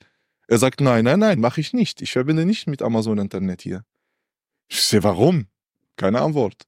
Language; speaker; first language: German; non-native, learner; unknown